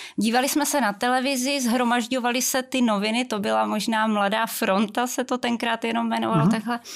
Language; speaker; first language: Czech; native; Czech